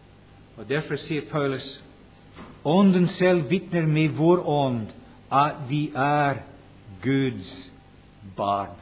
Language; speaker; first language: Norwegian; non-native, fluent; English